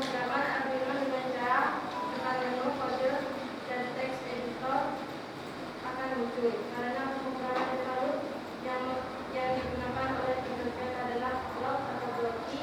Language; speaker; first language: Indonesian; native; Indonesian